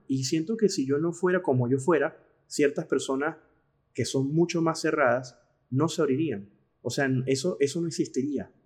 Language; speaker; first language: Spanish; native; Spanish